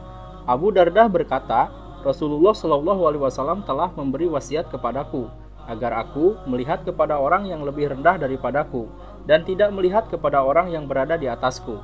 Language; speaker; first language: Indonesian; native; Indonesian